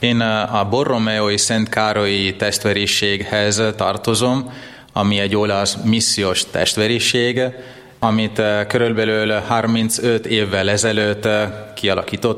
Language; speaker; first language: Hungarian; non-native, fluent; Italian